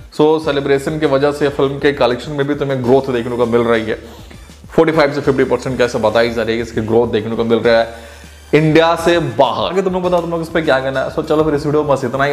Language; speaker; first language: Hindi; native; Hindi